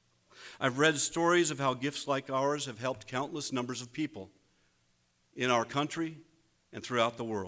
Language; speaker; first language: English; native; English